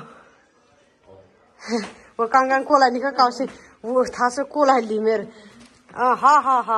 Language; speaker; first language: Chinese; non-native, learner; Nepali